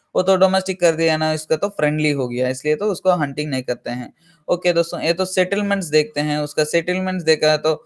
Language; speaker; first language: Hindi; non-native, local second language; Telugu